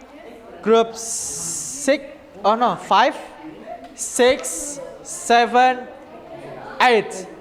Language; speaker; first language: English; non-native, learner; Indonesian